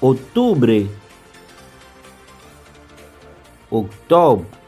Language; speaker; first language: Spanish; non-native, learner; Haitian Creole